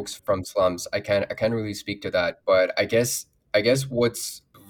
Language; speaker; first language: English; non-native, local second language; Urdu